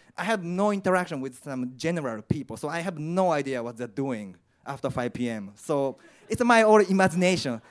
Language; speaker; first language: English; non-native, learner; Japanese